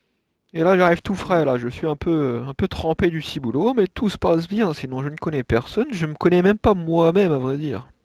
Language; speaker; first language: French; native; French